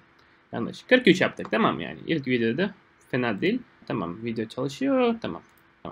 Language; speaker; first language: Turkish; non-native, fluent; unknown